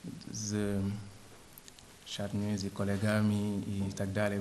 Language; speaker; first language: Polish; non-native, learner; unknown